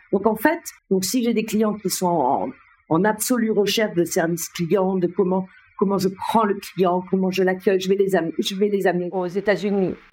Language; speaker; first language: French; native; French